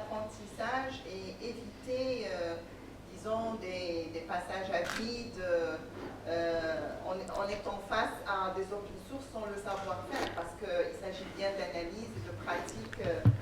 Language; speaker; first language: French; non-native, local second language; Arabic